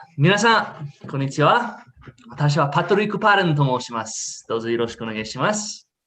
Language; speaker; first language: Japanese; non-native, learner; English